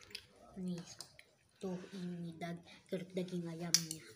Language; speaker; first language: Indonesian; native; Indonesian